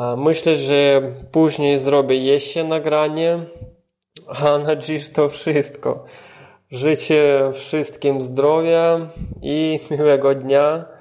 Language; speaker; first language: Polish; non-native, learner; Ukrainian